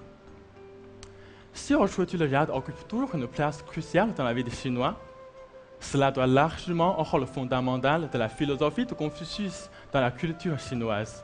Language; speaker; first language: French; non-native, fluent; Chinese